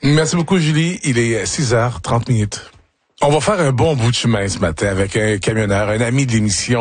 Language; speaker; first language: French; native; French